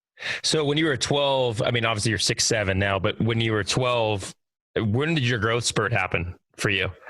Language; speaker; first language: English; native; English